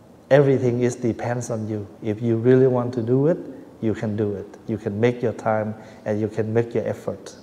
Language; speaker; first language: English; non-native, fluent; Vietnamese